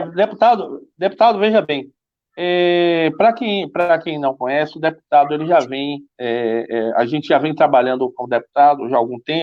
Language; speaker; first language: Portuguese; native; Portuguese